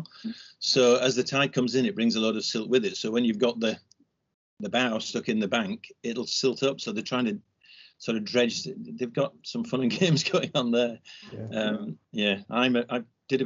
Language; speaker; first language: English; native; English